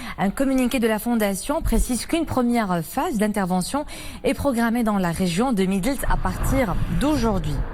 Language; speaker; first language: French; non-native, local second language; Arabic